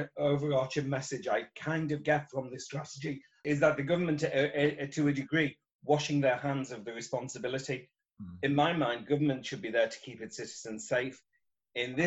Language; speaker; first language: English; native; English